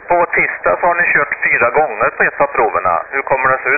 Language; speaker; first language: Swedish; native; Swedish